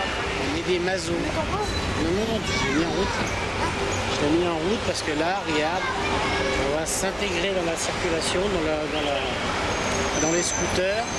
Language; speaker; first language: French; native; French